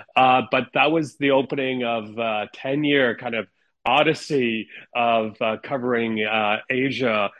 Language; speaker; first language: English; non-native, fluent; Ukrainian